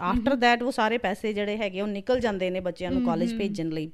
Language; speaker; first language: Punjabi; native; Punjabi